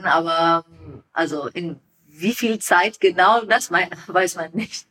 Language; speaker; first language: German; non-native, learner; Persian